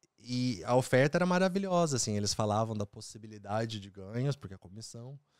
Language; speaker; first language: Portuguese; native; Portuguese